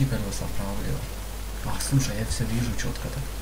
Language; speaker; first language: Russian; native; Russian